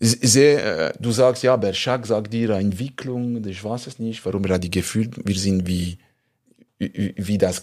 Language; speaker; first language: German; non-native, local second language; French